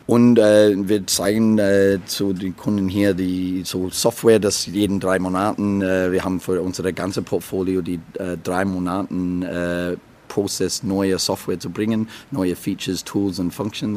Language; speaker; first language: German; non-native, learner; English